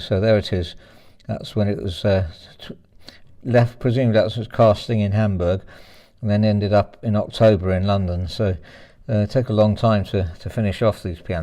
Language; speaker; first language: English; native; English